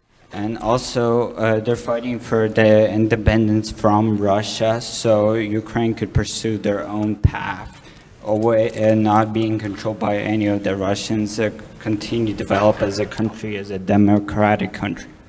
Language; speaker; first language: English; non-native, fluent; Ukrainian